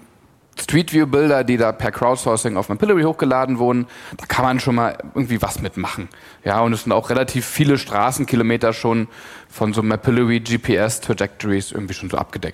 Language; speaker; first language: German; native; German